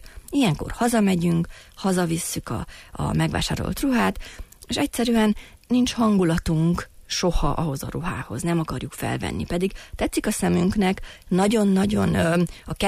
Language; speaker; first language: Hungarian; native; Hungarian